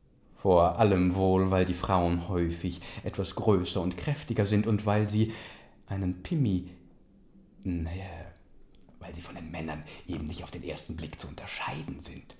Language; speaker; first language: German; native; German